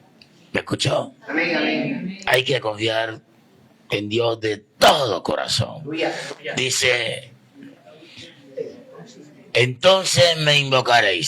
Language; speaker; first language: Spanish; native; Spanish